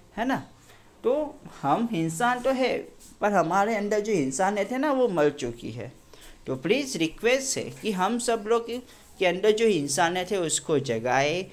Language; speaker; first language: Hindi; non-native, local second language; Gujarati